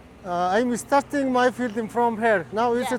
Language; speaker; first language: English; non-native, learner; Mongolian